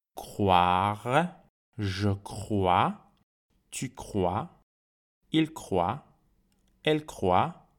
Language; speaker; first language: French; non-native, fluent; Persian